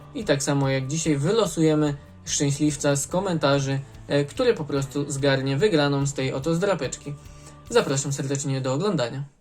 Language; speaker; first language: Polish; native; Polish